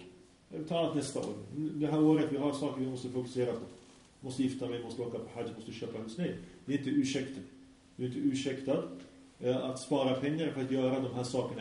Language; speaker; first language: Swedish; early bilingual, other home language; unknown